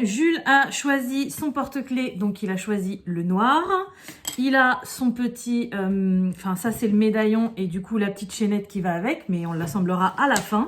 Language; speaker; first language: French; native; French